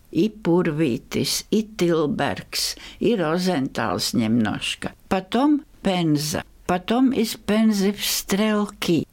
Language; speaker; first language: Russian; non-native, local second language; Latvian